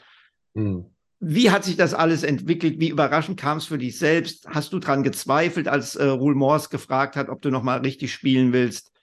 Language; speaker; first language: German; native; German